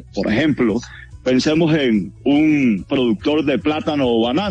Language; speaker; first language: Spanish; native; Spanish